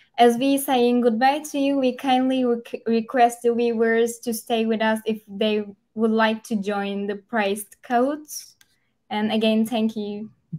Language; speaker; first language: English; non-native, fluent; Turkish